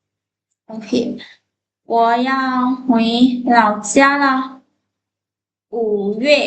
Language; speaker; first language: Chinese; non-native, fluent; Lao